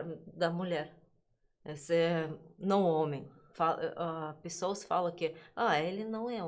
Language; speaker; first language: Portuguese; non-native, learner; Russian